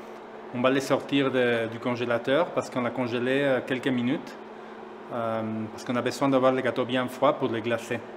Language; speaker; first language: French; non-native, fluent; Spanish